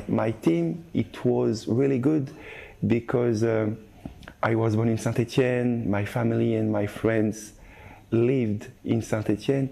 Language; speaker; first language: English; non-native, learner; French